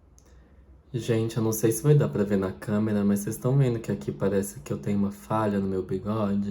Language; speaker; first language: Portuguese; native; Portuguese